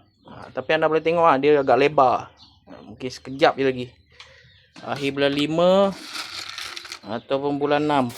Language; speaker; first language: Malay; native; Malay